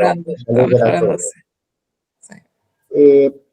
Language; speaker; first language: Spanish; early bilingual, heritage; Spanish